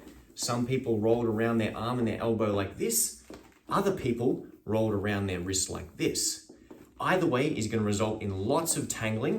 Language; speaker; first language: English; native; English